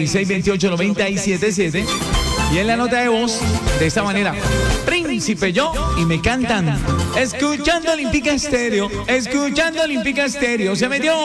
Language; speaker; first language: Spanish; native; Spanish